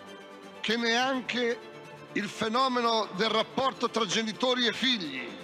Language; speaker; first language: Italian; native; Italian